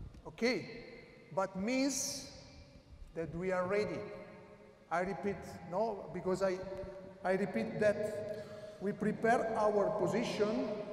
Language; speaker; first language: English; non-native, learner; Italian